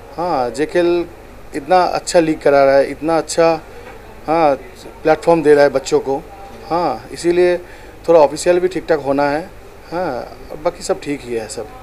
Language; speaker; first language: Hindi; non-native, local second language; Bangla